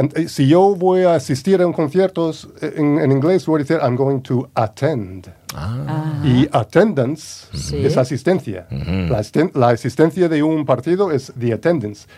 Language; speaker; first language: Spanish; non-native, fluent; English